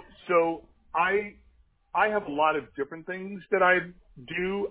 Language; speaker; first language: English; native; English